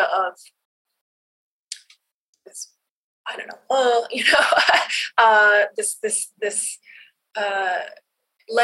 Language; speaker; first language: English; native; English